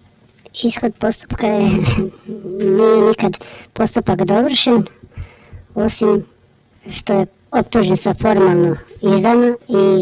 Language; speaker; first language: Croatian; native; Croatian